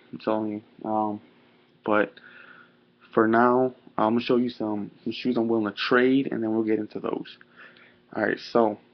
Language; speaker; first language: English; native; English